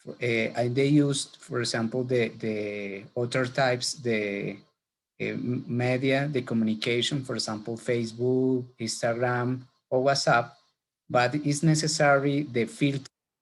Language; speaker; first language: English; non-native, learner; Spanish